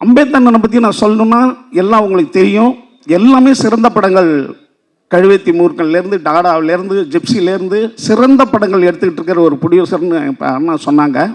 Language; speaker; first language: Tamil; native; Tamil